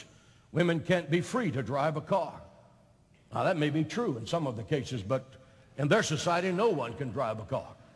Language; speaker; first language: English; native; English